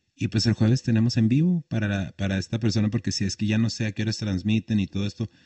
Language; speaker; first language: Spanish; native; Spanish